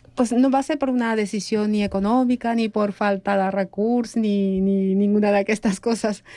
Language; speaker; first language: Catalan; non-native, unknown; Spanish